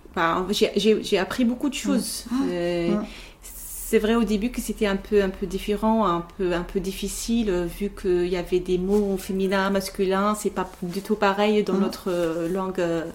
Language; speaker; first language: French; non-native, local second language; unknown